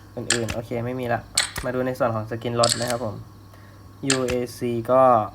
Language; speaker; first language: Thai; native; Thai